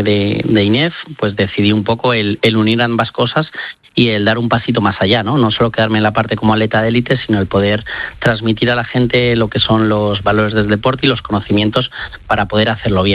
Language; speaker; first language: Spanish; native; Spanish